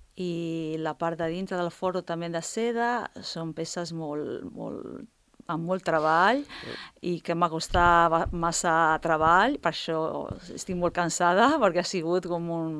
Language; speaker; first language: Catalan; non-native, fluent; Italian